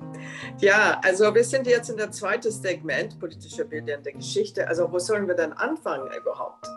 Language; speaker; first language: German; non-native, fluent; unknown